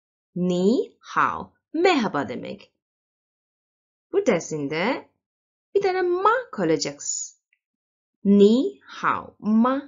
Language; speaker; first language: Turkish; non-native, learner; Chinese